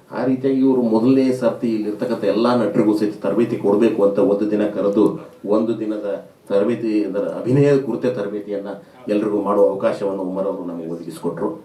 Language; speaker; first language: Kannada; native; Kannada